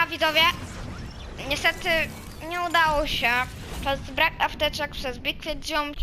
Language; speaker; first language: Polish; native; Polish